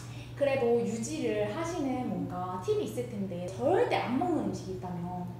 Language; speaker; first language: Korean; native; Korean